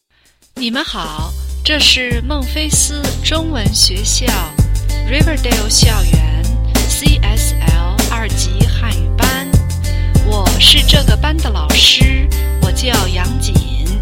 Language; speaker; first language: Chinese; early bilingual, heritage; Chinese